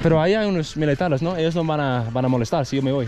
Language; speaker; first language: Spanish; non-native, fluent; English